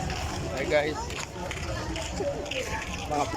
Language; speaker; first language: Filipino; non-native, local second language; Cebuano